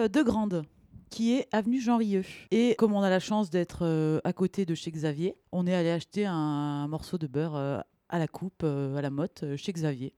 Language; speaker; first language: French; native; French